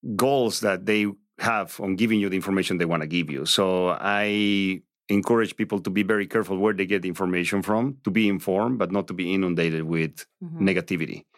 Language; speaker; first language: English; non-native, fluent; Spanish